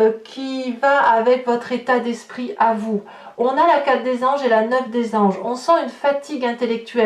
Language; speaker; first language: French; native; French